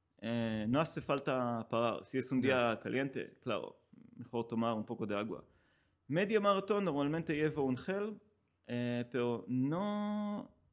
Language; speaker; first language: Spanish; non-native, learner; Hebrew